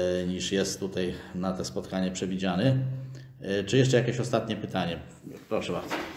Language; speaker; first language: Polish; native; Polish